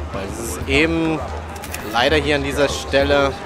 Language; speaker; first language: German; native; German